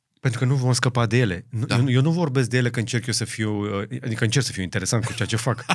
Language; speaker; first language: Romanian; native; Romanian